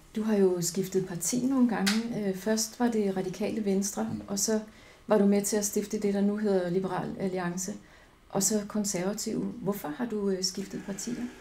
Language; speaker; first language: Danish; native; Danish